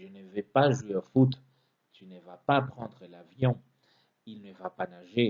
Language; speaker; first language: French; non-native, fluent; Spanish